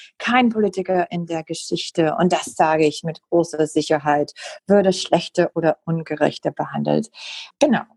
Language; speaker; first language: German; non-native, fluent; English